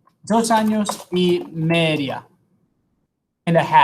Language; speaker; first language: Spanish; non-native, fluent; English